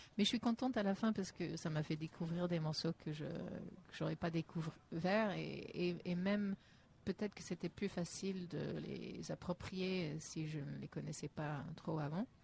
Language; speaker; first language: French; non-native, fluent; English